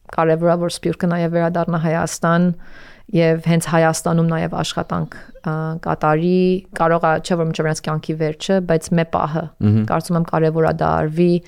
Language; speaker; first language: Armenian; early bilingual, heritage; Armenian